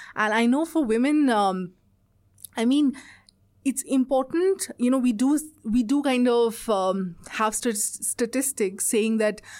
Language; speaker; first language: English; non-native, local second language; Bangla